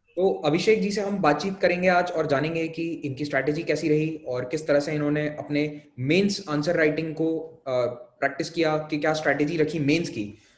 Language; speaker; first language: Hindi; native; Hindi